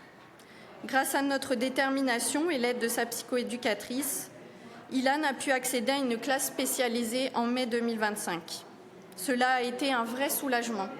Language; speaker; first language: French; native; French